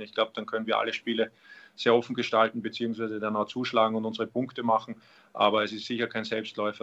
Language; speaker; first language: German; native; German